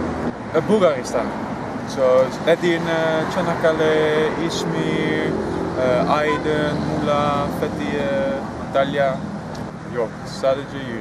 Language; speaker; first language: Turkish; non-native, learner; Dutch